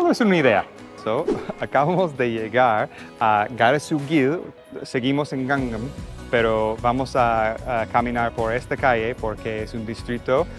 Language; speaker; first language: Spanish; non-native, fluent; English